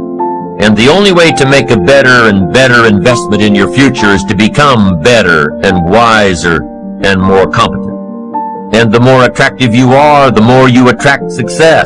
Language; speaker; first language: English; native; English